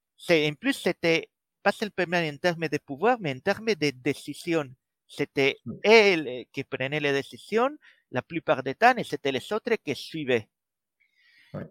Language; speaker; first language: French; non-native, fluent; Spanish